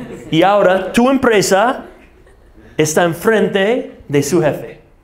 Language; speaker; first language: Spanish; non-native, fluent; English